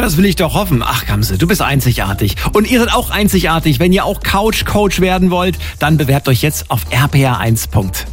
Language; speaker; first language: German; native; German